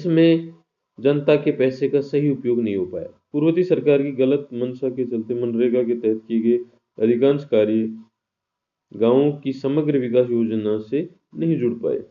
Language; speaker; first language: Hindi; native; Hindi